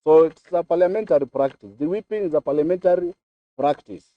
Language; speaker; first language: English; non-native, local second language; Swahili